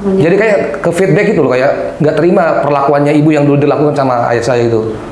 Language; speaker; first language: Indonesian; native; Indonesian